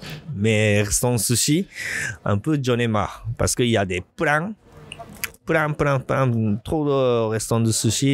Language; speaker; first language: French; non-native, learner; Japanese